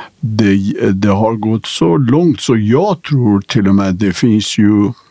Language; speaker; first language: Swedish; non-native, fluent; Persian